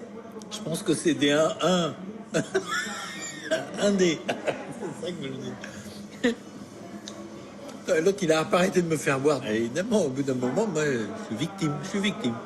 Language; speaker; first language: French; native; French